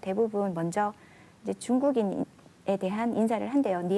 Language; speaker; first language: Korean; native; Korean